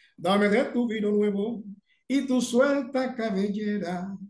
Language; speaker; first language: Spanish; native; Spanish